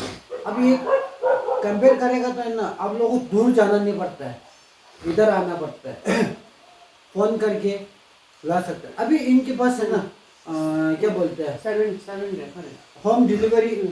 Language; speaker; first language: Hindi; non-native, local second language; Tibetan